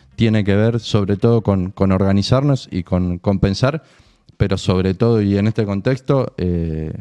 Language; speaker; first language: Spanish; native; Spanish